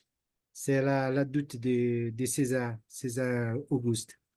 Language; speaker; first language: French; non-native, learner; Portuguese